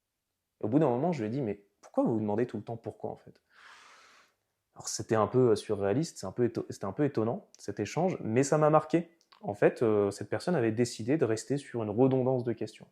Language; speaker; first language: French; native; French